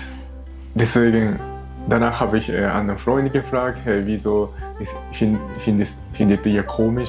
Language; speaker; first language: German; non-native, fluent; Japanese